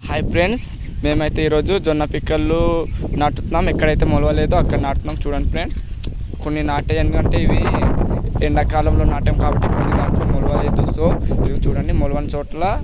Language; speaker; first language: Telugu; non-native, local second language; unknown